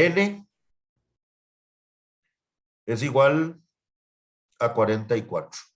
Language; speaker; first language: Spanish; native; Spanish